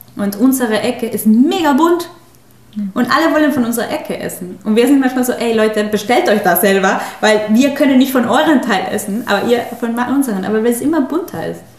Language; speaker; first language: German; non-native, fluent; Spanish